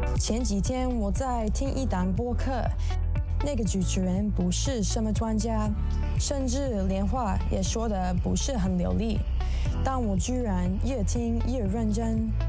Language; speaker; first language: Chinese; non-native, fluent; English